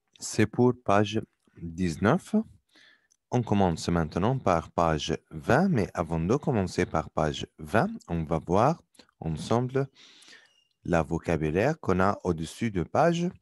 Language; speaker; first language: French; non-native, learner; Arabic